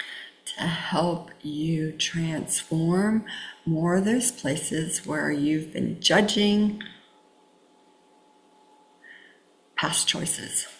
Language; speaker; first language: English; native; English